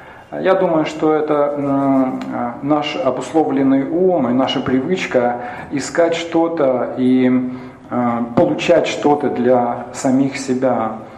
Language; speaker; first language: Russian; native; Russian